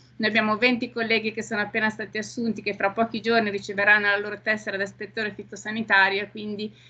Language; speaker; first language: Italian; native; Italian